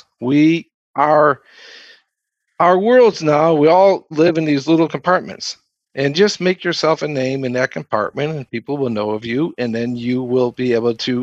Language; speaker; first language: English; native; English